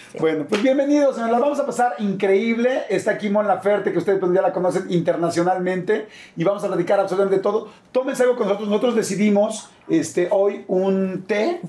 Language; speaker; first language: Spanish; native; Spanish